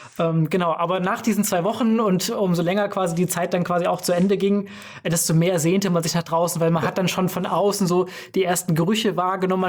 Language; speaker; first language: German; native; German